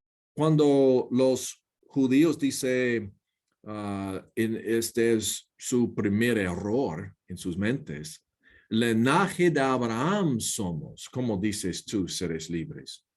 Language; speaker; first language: Spanish; non-native, learner; English